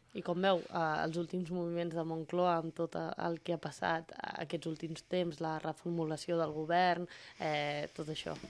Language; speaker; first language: Catalan; native; Catalan